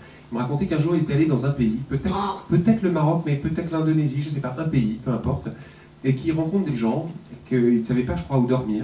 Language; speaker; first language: French; native; French